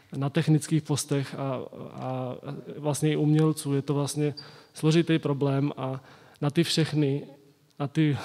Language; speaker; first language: Czech; native; Czech